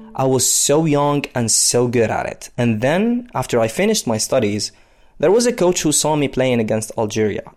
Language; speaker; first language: English; non-native, fluent; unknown